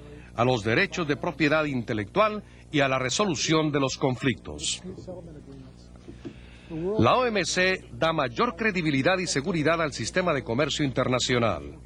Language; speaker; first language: Spanish; native; Spanish